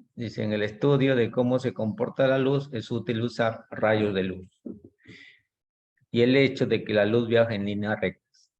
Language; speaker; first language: Spanish; native; Spanish